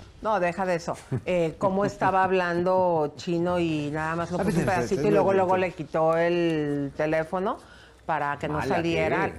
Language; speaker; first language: Spanish; native; Spanish